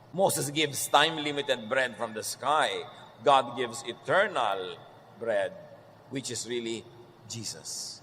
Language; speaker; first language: English; non-native, local second language; Filipino